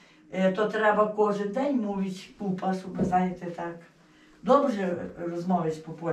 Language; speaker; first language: Polish; non-native, learner; Ukrainian